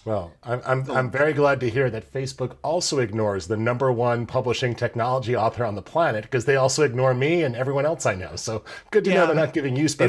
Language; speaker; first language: English; native; English